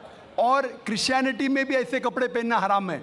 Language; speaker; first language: Hindi; native; Hindi